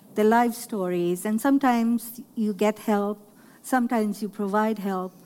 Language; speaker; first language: English; non-native, local second language; Urdu